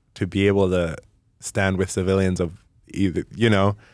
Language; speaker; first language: English; non-native, local second language; Nyanja